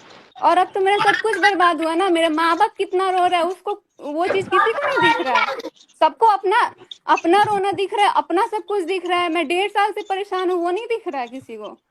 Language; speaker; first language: Hindi; native; Hindi